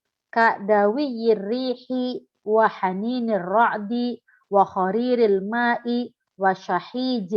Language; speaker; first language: Arabic; non-native, fluent; Indonesian